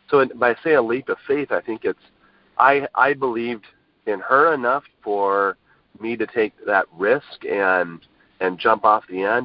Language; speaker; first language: English; native; English